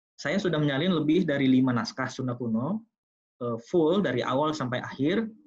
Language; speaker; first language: Indonesian; non-native, local second language; Sundanese